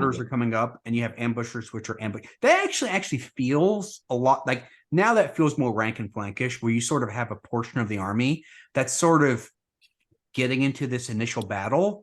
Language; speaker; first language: English; native; English